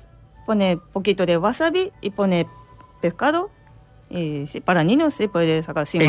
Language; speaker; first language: Spanish; non-native, learner; Japanese